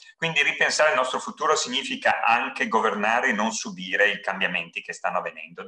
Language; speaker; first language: Italian; native; Italian